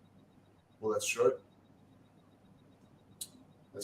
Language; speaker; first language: English; native; English